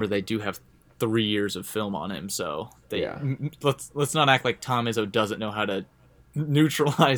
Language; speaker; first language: English; native; English